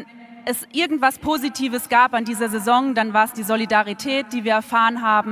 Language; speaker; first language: German; native; German